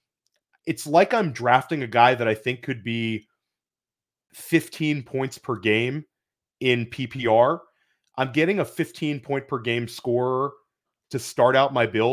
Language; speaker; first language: English; native; English